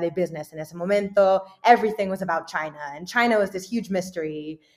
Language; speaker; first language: English; early bilingual, other home language; Spanish